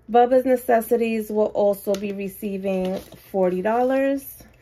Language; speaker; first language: English; native; English